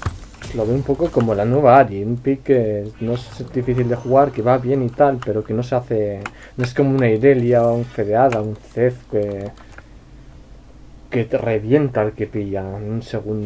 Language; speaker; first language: Spanish; native; Spanish